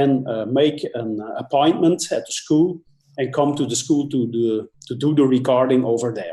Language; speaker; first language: English; non-native, fluent; Dutch